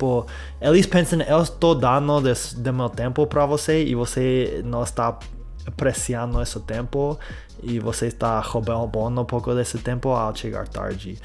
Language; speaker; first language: Portuguese; non-native, fluent; English